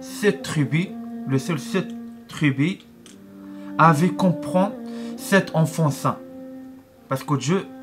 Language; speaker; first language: French; non-native, learner; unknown